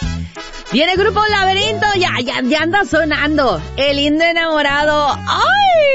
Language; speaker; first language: Spanish; native; Spanish